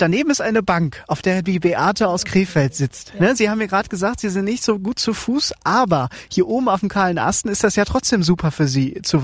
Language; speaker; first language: German; native; German